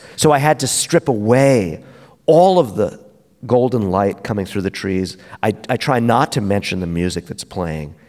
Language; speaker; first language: English; native; English